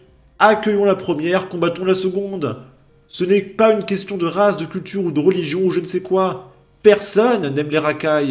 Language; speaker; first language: French; native; French